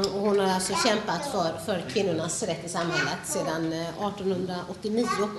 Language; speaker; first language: Swedish; early bilingual, other home language; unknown